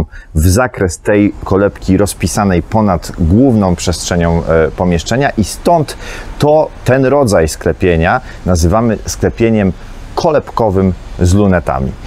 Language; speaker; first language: Polish; native; Polish